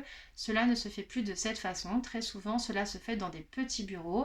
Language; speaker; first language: French; native; French